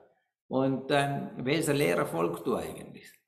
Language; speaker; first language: German; non-native, learner; Sinhala